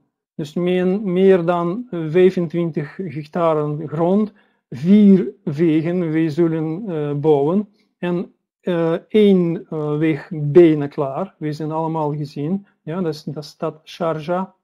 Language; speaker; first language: Dutch; non-native, learner; Russian